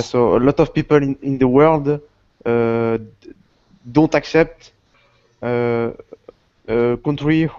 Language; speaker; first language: English; non-native, learner; Portuguese